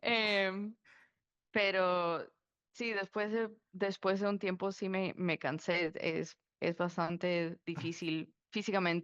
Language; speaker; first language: Spanish; early bilingual, heritage; Spanish